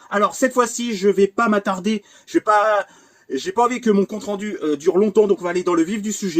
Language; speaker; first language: French; native; French